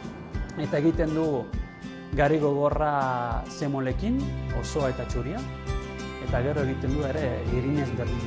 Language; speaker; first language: Basque; non-native, learner; Italian